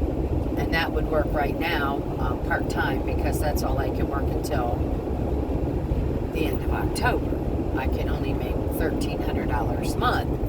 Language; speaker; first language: English; native; English